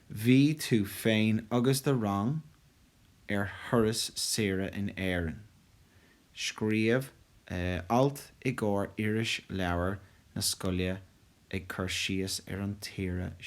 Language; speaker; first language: Irish; non-native, local second language; English